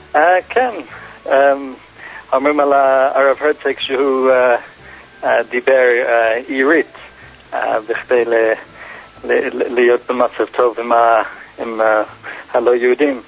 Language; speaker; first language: Hebrew; non-native, fluent; English